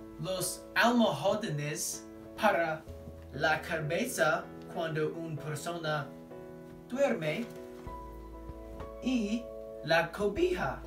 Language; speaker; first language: Spanish; non-native, learner; English